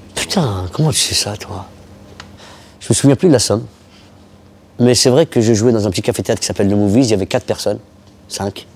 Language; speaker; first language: French; native; French